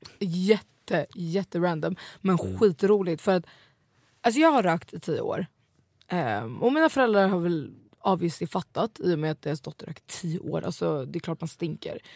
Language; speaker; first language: Swedish; early bilingual, other home language; Kurdish